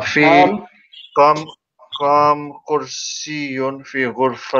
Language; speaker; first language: Arabic; non-native, learner; English